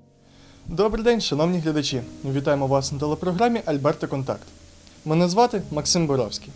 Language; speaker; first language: Ukrainian; native; Ukrainian